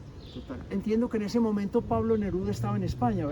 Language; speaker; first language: Spanish; native; Spanish